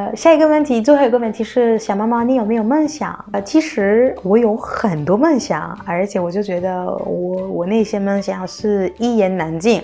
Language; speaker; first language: Chinese; non-native, fluent; French